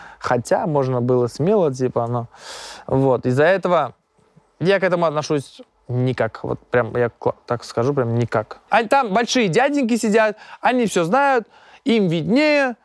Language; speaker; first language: Russian; non-native, local second language; Tatar